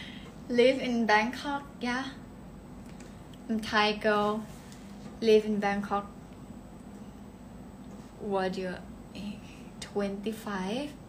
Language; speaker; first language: English; non-native, learner; Thai